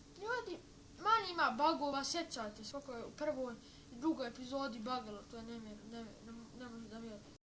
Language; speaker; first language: Bosnian; native; Bosnian